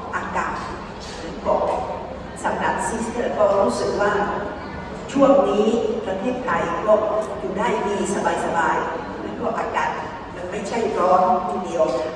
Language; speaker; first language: Thai; non-native, fluent; Spanish